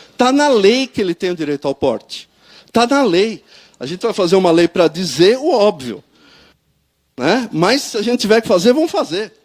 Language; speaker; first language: Portuguese; native; Portuguese